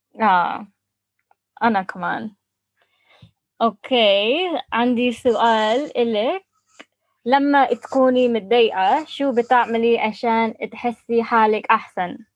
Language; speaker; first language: Arabic; non-native, learner; English